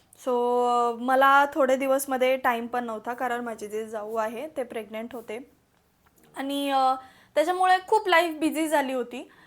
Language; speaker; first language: Marathi; non-native, local second language; Malayalam